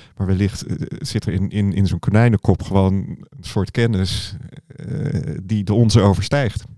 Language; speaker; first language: Dutch; native; Dutch